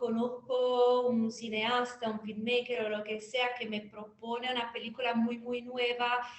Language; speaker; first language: Spanish; non-native, fluent; Italian